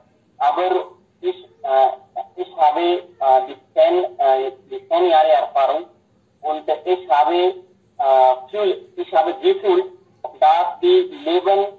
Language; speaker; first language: German; non-native, learner; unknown